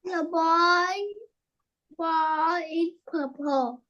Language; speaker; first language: English; non-native, learner; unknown